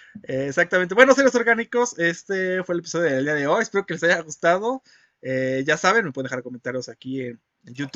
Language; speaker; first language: Spanish; native; Spanish